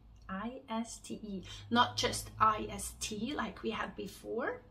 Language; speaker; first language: English; non-native, fluent; Swiss German